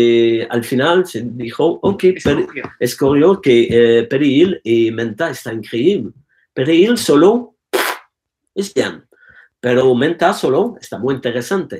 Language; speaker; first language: Spanish; non-native, learner; French